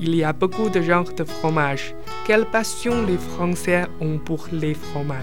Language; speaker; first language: French; non-native, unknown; Chinese